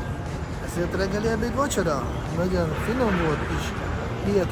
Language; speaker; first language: Hungarian; non-native, fluent; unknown